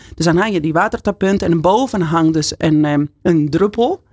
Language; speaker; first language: Dutch; non-native, fluent; Spanish